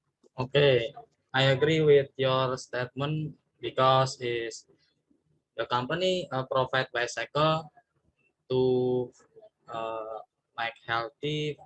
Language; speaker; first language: English; non-native, learner; Indonesian